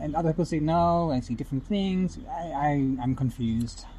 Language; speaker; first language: English; non-native, fluent; Dutch